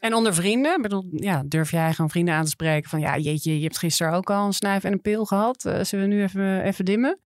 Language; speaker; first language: Dutch; native; Dutch